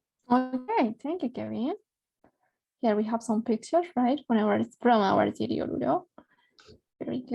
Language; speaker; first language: English; non-native, fluent; Spanish